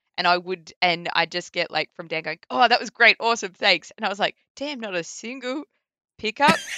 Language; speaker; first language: English; native; English